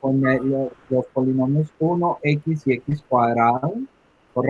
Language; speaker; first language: Spanish; native; Spanish